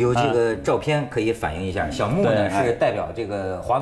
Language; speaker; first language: Chinese; native; Chinese